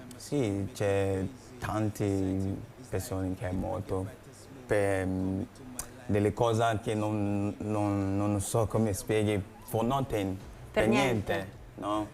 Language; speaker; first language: Italian; non-native, learner; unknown